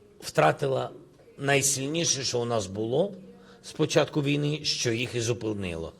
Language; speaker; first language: Ukrainian; non-native, local second language; Russian